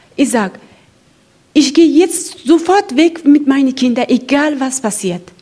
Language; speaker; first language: German; non-native, learner; Persian